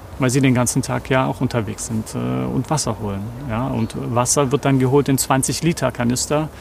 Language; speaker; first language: German; early bilingual, other home language; Serbian